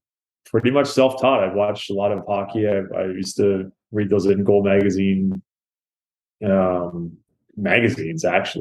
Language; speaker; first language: English; native; English